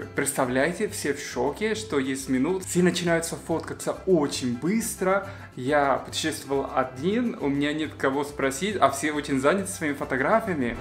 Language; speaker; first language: Russian; non-native, fluent; Spanish